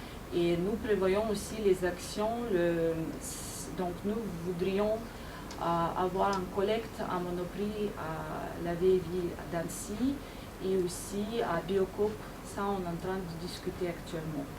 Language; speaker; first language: French; non-native, fluent; Ukrainian